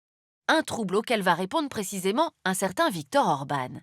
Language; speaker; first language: French; native; French